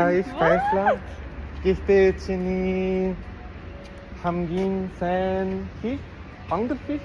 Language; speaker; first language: Mongolian; non-native, learner; English